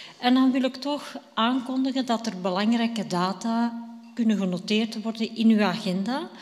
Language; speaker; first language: Dutch; native; Dutch